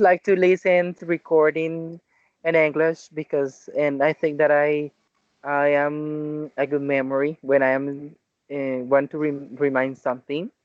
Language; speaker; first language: English; non-native, learner; Spanish